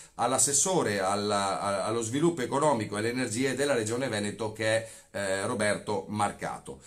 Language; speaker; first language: Italian; native; Italian